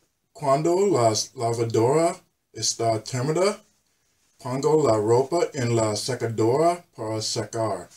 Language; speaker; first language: Spanish; non-native, learner; English